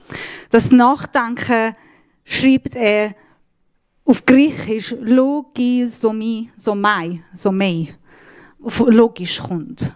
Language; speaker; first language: German; non-native, fluent; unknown